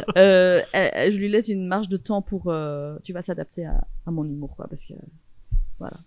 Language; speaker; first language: French; early bilingual, other home language; Persian